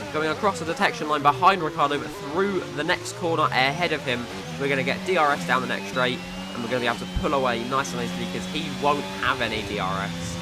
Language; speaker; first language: English; native; English